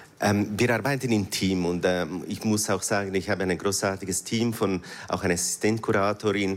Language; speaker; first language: German; non-native, fluent; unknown